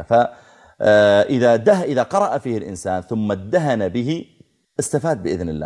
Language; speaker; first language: Arabic; native; Arabic